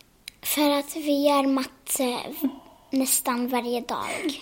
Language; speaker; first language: Swedish; early bilingual, other home language; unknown